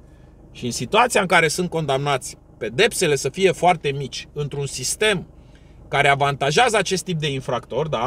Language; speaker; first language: Romanian; native; Romanian